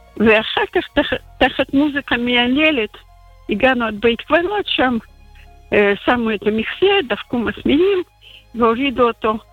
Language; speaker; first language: Hebrew; non-native, fluent; Russian